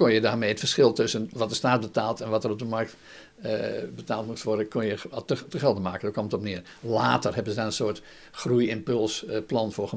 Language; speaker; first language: Dutch; native; Dutch